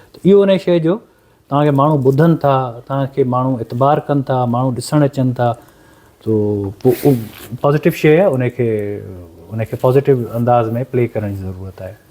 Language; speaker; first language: Sindhi; native; Sindhi